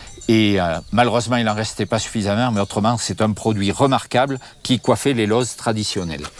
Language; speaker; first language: French; native; French